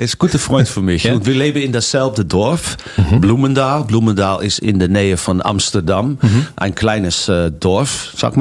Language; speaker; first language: German; non-native, fluent; Dutch